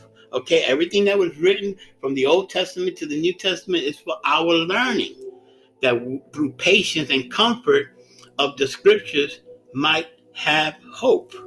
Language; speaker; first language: English; native; English